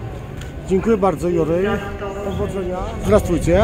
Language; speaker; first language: Polish; native; Polish